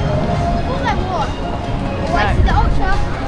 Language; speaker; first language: English; native; English